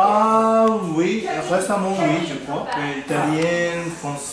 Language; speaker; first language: French; non-native, learner; Japanese